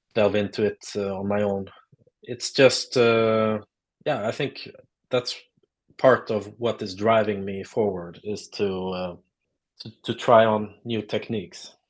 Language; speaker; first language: English; non-native, fluent; Swedish